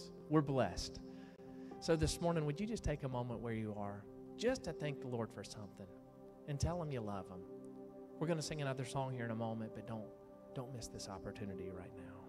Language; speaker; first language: English; native; English